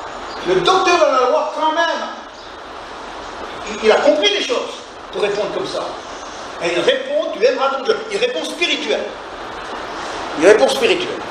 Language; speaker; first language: French; native; French